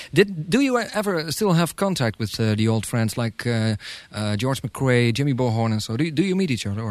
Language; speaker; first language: English; non-native, fluent; Dutch